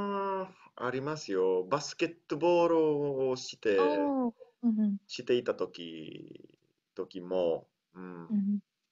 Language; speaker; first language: Japanese; non-native, learner; Italian